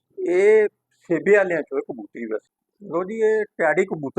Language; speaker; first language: Hindi; non-native, local second language; Punjabi